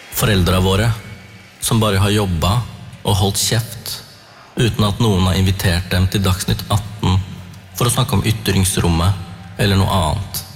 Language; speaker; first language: Norwegian; early bilingual, other home language; Tamil